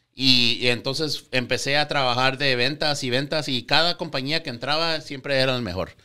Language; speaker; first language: Spanish; native; Spanish